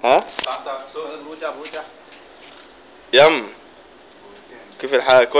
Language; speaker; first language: Arabic; non-native, learner; Tamil